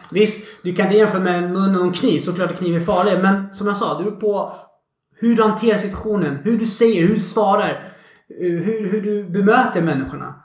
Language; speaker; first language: Swedish; non-native, fluent; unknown